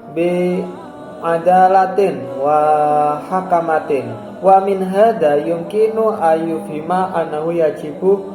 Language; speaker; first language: Arabic; non-native, learner; Indonesian